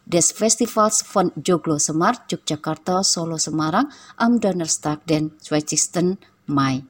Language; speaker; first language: German; non-native, fluent; Indonesian